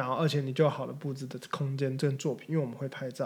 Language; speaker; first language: Chinese; native; Chinese